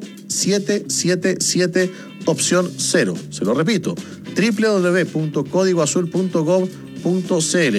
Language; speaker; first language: Spanish; native; Spanish